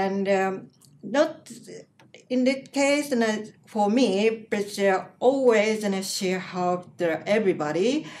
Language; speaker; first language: English; non-native, learner; Japanese